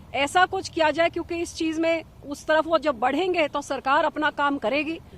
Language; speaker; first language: Hindi; non-native, local second language; Punjabi